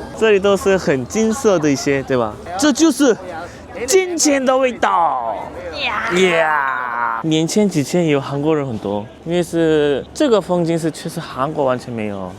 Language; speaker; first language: Chinese; non-native, fluent; Korean